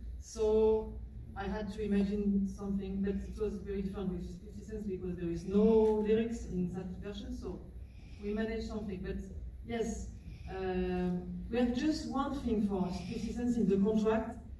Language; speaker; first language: English; non-native, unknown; French